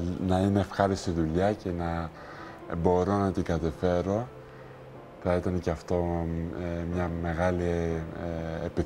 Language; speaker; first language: Greek; early bilingual, heritage; Greek